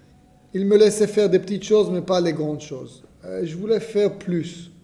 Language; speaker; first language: French; non-native, fluent; Hebrew